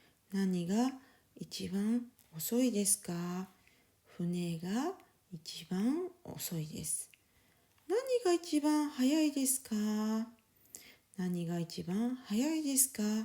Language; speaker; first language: Japanese; non-native, fluent; French